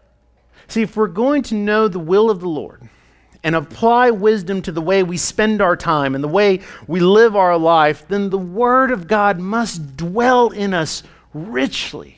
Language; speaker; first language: English; native; English